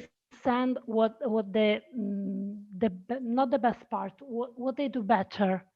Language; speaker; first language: English; non-native, learner; Italian